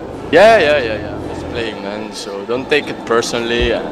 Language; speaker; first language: English; non-native, learner; Spanish